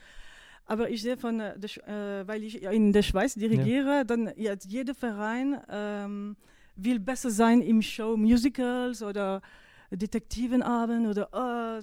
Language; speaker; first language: German; non-native, fluent; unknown